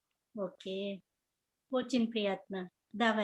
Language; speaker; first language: Russian; non-native, learner; Hindi